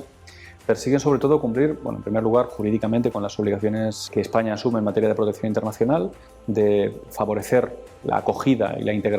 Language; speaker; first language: Spanish; native; Spanish